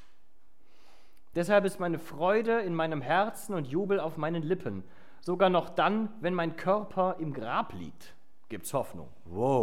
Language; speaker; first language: German; native; German